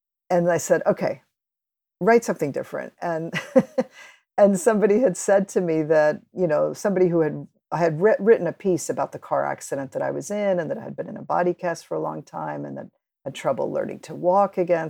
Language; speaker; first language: English; early bilingual, other home language; Spanish